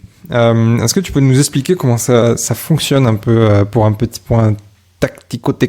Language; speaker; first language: French; native; French